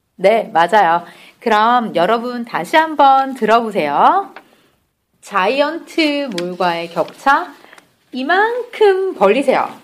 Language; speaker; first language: Korean; native; Korean